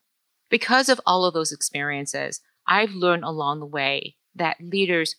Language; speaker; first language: English; early bilingual, other home language; Chinese